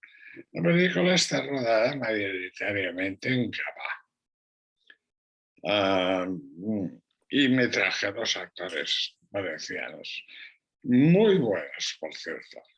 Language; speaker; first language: Spanish; non-native, local second language; Catalan